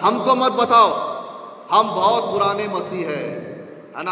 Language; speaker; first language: Hindi; non-native, local second language; Marathi